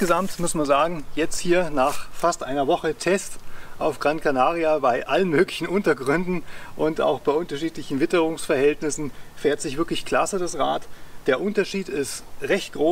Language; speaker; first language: German; native; German